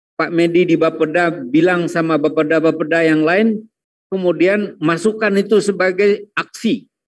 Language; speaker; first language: Indonesian; non-native, local second language; Minangkabau